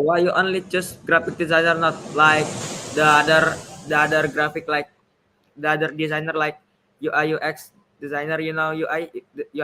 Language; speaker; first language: English; non-native, learner; Indonesian